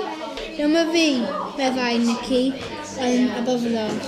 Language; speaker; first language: Welsh; non-native, local second language; English